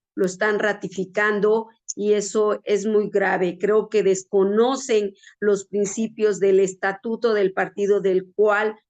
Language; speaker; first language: Spanish; native; Spanish